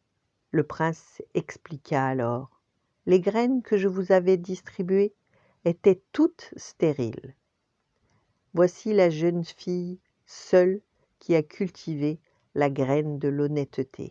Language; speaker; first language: French; native; French